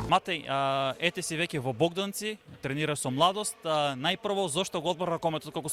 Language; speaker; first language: Macedonian; native; Macedonian